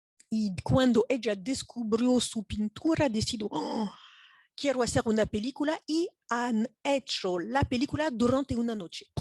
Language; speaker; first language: Spanish; non-native, fluent; French